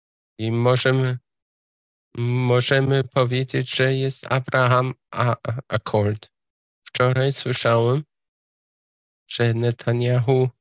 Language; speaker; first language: Polish; non-native, fluent; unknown